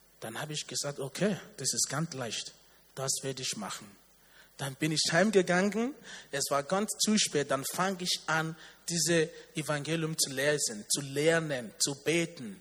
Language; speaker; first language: German; non-native, learner; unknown